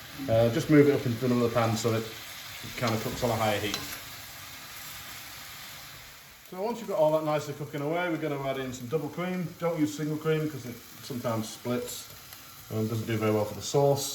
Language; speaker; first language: English; native; English